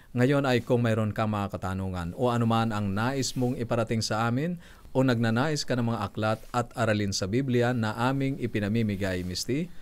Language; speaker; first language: Filipino; native; Filipino